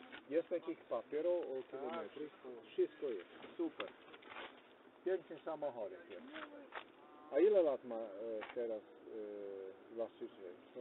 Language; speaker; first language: Polish; non-native, learner; Slovenian